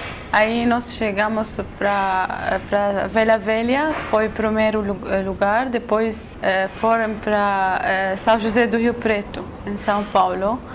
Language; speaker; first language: Portuguese; non-native, learner; Arabic